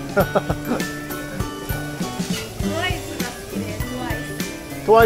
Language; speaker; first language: Japanese; native; Japanese